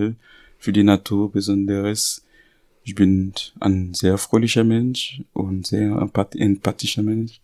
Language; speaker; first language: German; non-native, learner; Haitian Creole